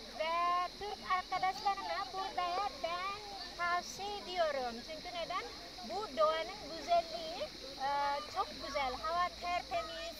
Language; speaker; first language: Turkish; non-native, learner; Indonesian